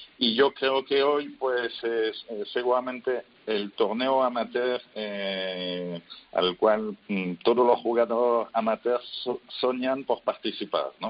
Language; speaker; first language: Spanish; non-native, fluent; French